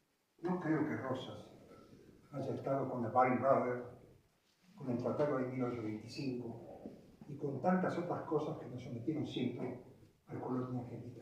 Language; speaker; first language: Spanish; native; Spanish